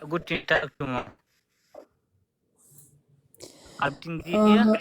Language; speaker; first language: German; non-native, learner; Pashto